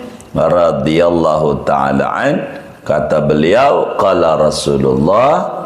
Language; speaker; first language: Indonesian; native; Indonesian